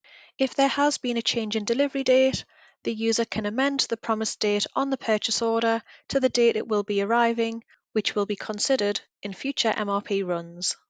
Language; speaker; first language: English; native; English